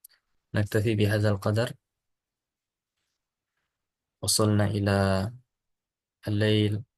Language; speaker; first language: Arabic; non-native, fluent; Indonesian